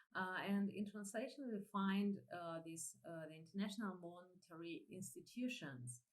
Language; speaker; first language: English; non-native, fluent; Ukrainian